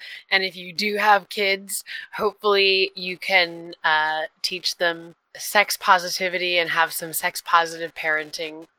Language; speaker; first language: English; native; English